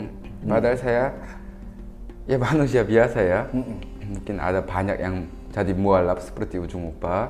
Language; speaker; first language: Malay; non-native, fluent; Korean